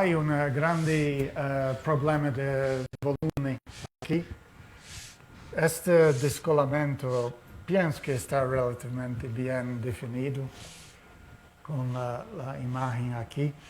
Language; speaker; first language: Spanish; non-native, fluent; Portuguese